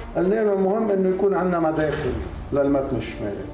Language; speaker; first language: Arabic; native; Arabic